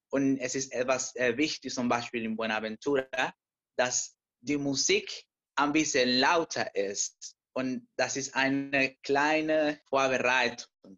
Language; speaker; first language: German; non-native, learner; Spanish